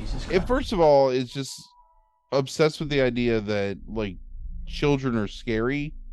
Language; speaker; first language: English; native; English